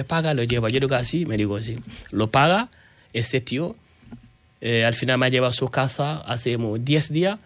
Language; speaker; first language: Spanish; non-native, learner; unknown